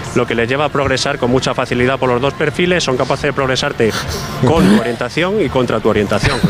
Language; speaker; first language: Spanish; native; Spanish